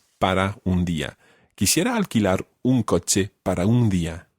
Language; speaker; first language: Spanish; non-native, fluent; English